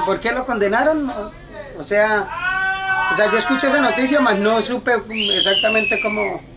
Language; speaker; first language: Spanish; native; Spanish